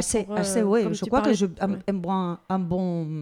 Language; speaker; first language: French; non-native, fluent; Spanish